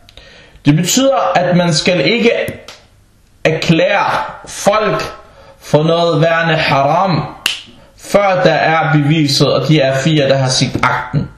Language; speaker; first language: Danish; non-native, local second language; Arabic